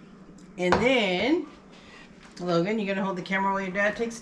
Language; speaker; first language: English; native; English